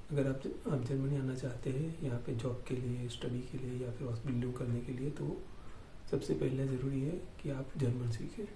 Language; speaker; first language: Hindi; native; Hindi